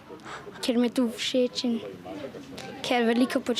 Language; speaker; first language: Slovenian; non-native, local second language; German